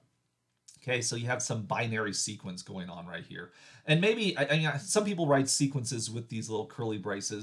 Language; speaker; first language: English; native; English